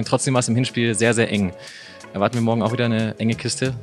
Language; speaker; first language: German; native; German